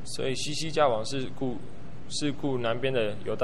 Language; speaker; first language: Chinese; native; Chinese